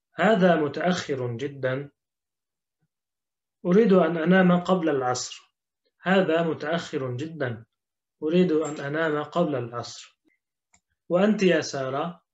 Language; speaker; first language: Arabic; non-native, fluent; Turkish